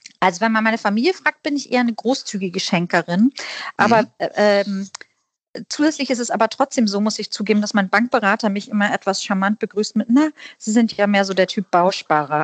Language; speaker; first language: German; native; German